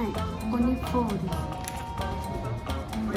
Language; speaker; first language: Japanese; non-native, learner; Vietnamese